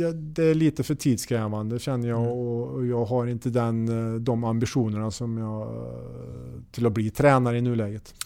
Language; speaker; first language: Swedish; native; Swedish